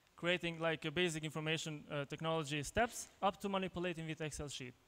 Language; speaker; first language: English; non-native, fluent; Albanian